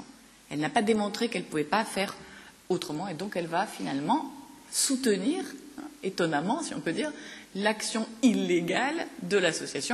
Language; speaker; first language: French; native; French